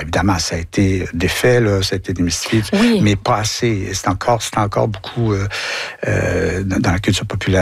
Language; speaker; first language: French; native; French